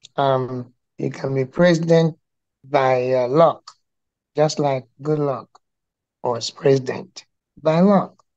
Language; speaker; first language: English; non-native, local second language; Igbo